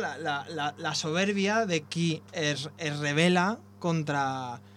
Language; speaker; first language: Spanish; non-native, local second language; Catalan